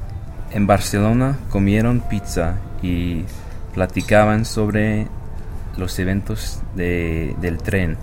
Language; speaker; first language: Spanish; non-native, learner; English